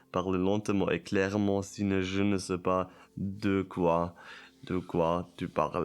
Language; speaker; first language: French; non-native, learner; German